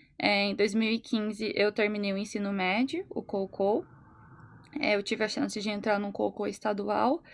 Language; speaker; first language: Portuguese; native; Portuguese